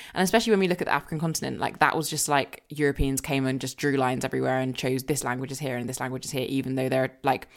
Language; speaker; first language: English; native; English